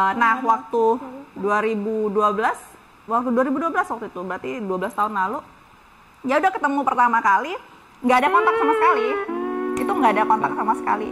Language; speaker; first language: Indonesian; native; Indonesian